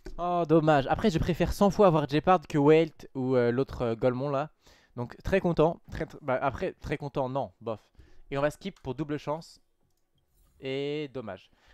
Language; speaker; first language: French; native; French